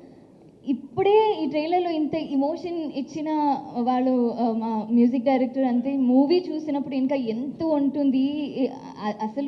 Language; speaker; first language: Telugu; non-native, local second language; Tamil